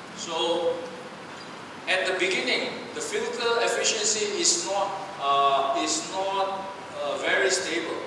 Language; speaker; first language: English; non-native, local second language; Chinese